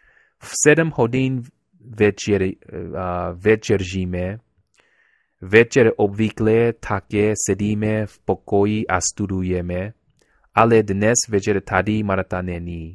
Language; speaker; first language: Czech; non-native, learner; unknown